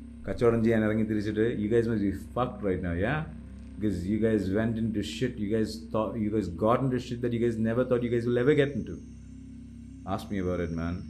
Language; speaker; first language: English; non-native, local second language; Malayalam